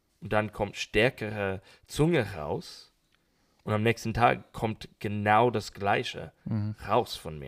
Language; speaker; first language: German; non-native, learner; English